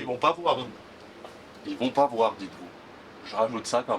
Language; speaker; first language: French; native; French